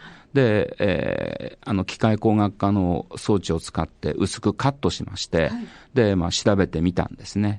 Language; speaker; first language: Japanese; native; Japanese